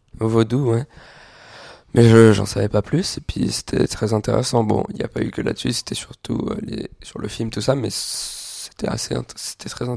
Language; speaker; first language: French; native; French